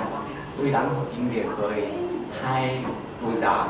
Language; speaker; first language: Vietnamese; non-native, learner; Korean